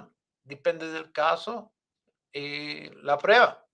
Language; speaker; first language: Spanish; non-native, learner; English